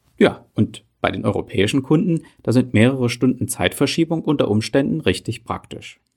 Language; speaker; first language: German; native; German